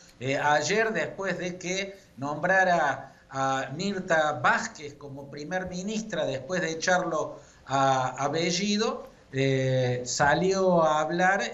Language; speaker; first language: Spanish; native; Spanish